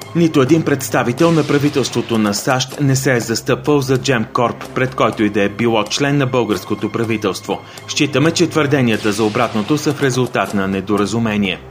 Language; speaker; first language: Bulgarian; native; Bulgarian